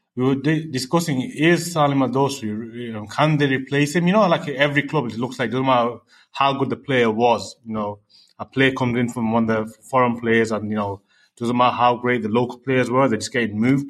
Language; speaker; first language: English; native; English